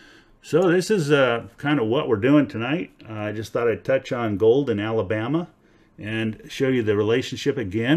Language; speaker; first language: English; native; English